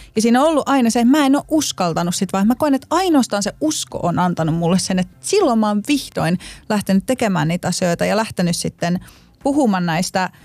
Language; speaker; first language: Finnish; native; Finnish